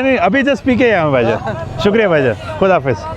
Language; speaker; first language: Hindi; native; Hindi